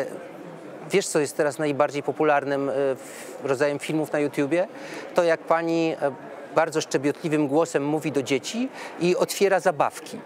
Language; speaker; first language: Polish; native; Polish